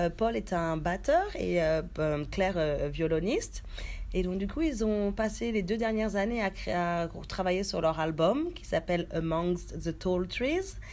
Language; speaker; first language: French; early bilingual, other home language; Haitian Creole